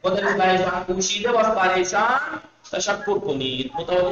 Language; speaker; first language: Persian; non-native, fluent; Urdu